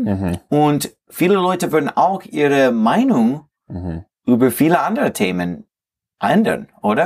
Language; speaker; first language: German; non-native, fluent; English